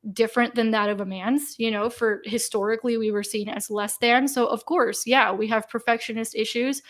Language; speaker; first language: English; native; English